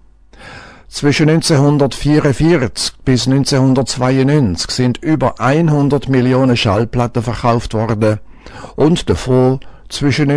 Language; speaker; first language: German; native; German